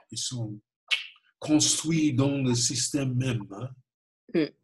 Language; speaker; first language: French; non-native, fluent; English